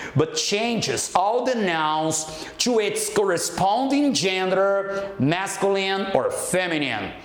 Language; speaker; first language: English; non-native, fluent; Portuguese